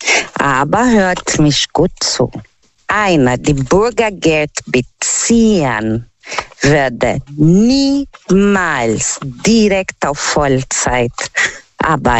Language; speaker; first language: German; non-native, fluent; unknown